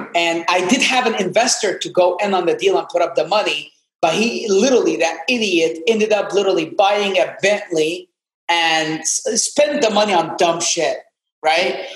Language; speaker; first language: English; non-native, fluent; Arabic